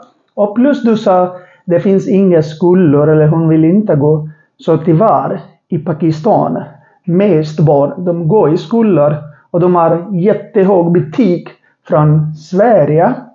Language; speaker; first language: Swedish; non-native, learner; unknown